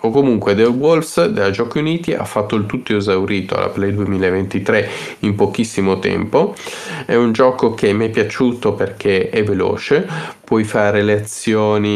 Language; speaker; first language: Italian; native; Italian